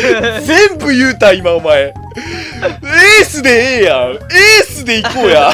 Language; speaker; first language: Japanese; native; Japanese